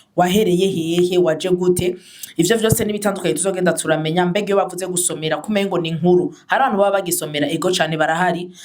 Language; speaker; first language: Rundi; native; Rundi